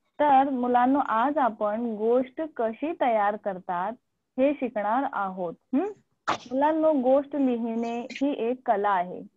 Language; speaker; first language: Marathi; non-native, local second language; Urdu